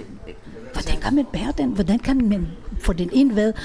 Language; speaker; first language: Danish; non-native, fluent; Hebrew